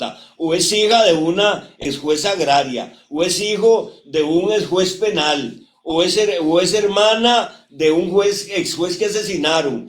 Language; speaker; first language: Spanish; native; Spanish